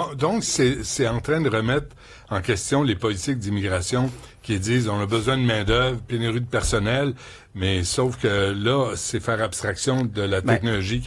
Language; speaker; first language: French; native; French